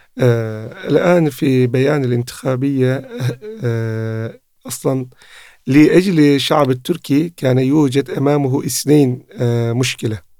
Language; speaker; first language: Arabic; non-native, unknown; Turkish